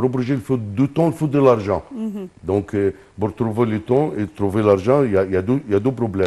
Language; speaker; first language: French; non-native, fluent; Arabic